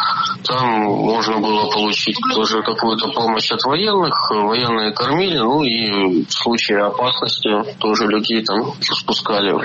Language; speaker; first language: Russian; native; Russian